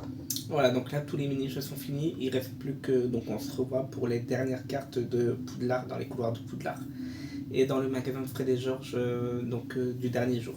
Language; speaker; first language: French; native; French